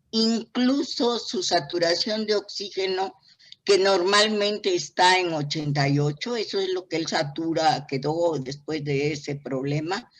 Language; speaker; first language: Spanish; native; Spanish